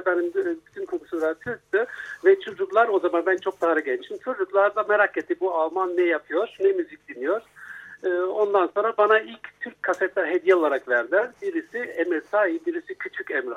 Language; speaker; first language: Turkish; non-native, fluent; German